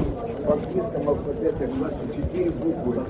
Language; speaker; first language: Russian; non-native, fluent; Lithuanian